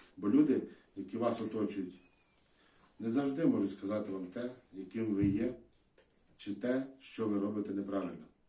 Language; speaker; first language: Ukrainian; native; Ukrainian